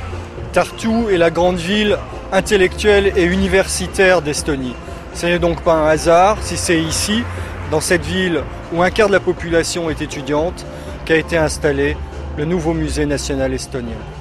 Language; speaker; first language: French; native; French